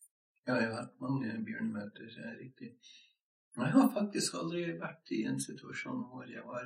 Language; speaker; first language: Norwegian; non-native, fluent; English